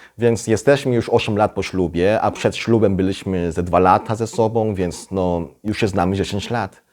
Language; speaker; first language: Polish; non-native, fluent; Korean